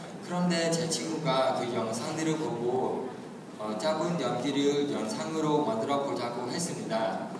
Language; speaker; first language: Korean; non-native, learner; Khmer